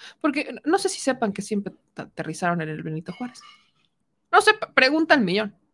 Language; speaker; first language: Spanish; native; Spanish